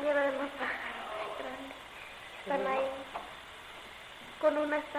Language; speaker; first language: Spanish; non-native, learner; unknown